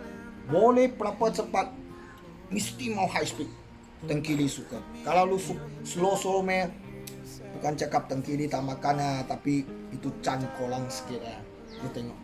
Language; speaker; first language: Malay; non-native, local second language; Chinese